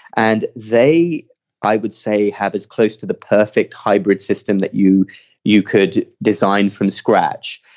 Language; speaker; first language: English; native; English